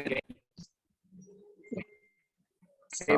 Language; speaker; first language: English; non-native, learner; Indonesian